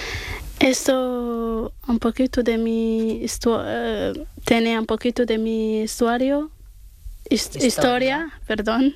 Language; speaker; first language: Spanish; non-native, learner; Arabic